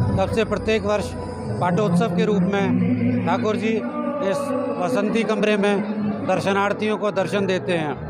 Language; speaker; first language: Hindi; native; Hindi